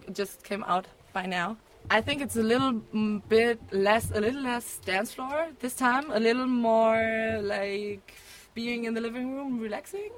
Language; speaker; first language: English; non-native, fluent; German